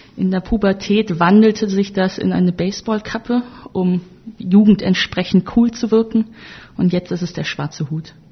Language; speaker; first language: German; native; German